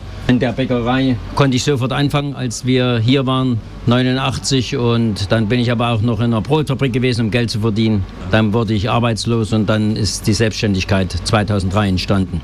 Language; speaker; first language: German; native; German